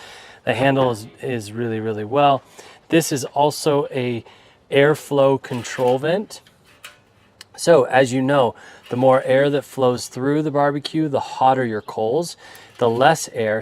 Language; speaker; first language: English; native; English